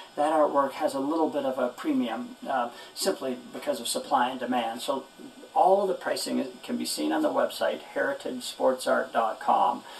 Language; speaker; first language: English; native; English